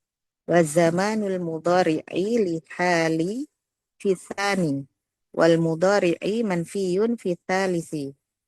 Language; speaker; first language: Arabic; non-native, learner; Indonesian